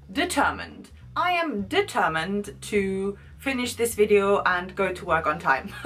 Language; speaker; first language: English; non-native, fluent; German